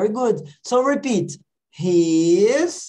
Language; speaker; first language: English; non-native, learner; Portuguese